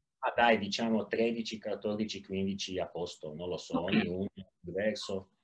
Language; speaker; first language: Italian; non-native, learner; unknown